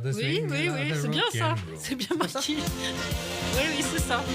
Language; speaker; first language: French; non-native, fluent; Norwegian